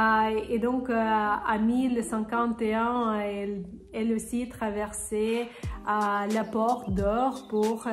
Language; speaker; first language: French; non-native, fluent; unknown